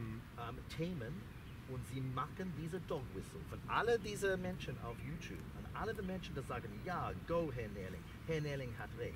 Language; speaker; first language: German; non-native, fluent; English